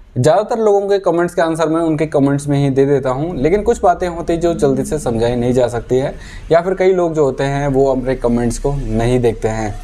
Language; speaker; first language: Hindi; native; Hindi